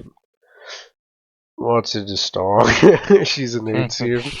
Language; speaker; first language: English; native; English